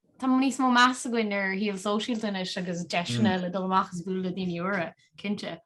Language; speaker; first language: Irish; native; Irish